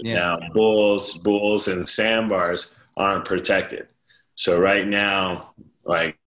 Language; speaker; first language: English; native; English